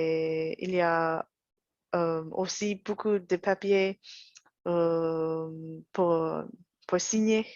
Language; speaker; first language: French; non-native, learner; English